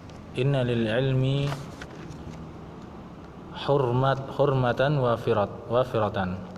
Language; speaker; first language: Arabic; non-native, learner; Indonesian